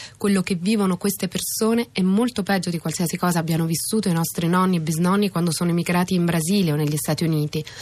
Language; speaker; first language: Italian; native; Italian